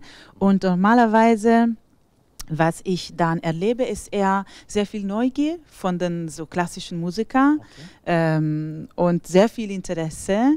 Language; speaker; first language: German; non-native, fluent; Italian